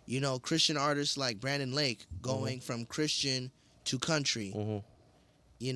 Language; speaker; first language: English; native; English